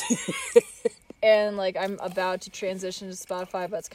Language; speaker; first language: English; native; English